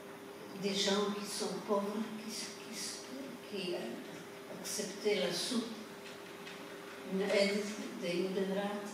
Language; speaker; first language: French; non-native, fluent; Polish